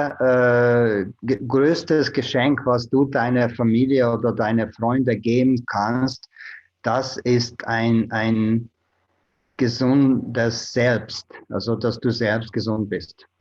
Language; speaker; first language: German; non-native, fluent; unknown